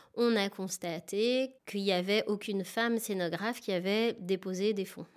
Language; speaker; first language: French; native; French